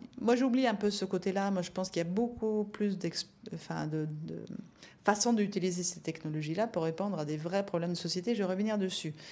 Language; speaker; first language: French; non-native, fluent; Norwegian